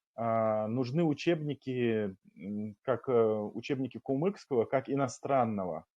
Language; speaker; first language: Russian; non-native, local second language; Kumyk